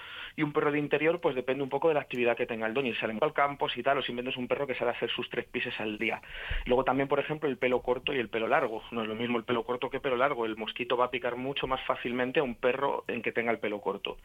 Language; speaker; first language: Spanish; native; Spanish